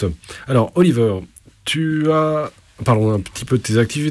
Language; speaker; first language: French; native; French